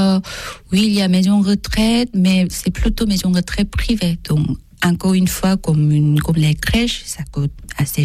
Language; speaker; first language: French; non-native, learner; Korean